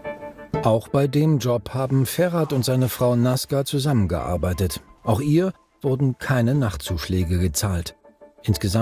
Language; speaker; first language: German; native; German